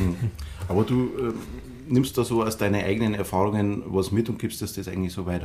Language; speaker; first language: German; native; German